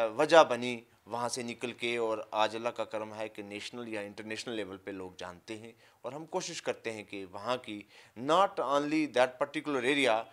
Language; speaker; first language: Urdu; non-native, local second language; Punjabi